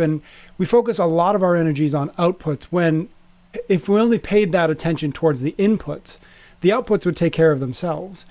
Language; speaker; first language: English; native; English